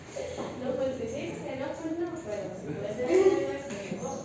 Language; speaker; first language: Spanish; native; Spanish